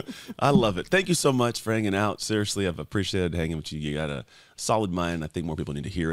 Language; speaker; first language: English; native; English